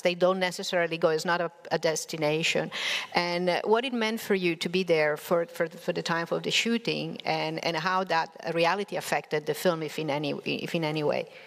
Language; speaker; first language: English; non-native, fluent; Italian